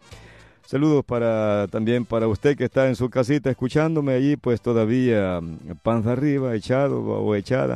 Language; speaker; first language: Spanish; native; Spanish